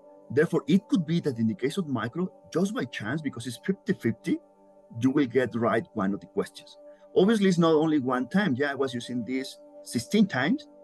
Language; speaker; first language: English; non-native, fluent; Spanish